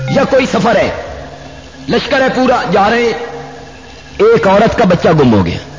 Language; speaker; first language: Urdu; non-native, local second language; Punjabi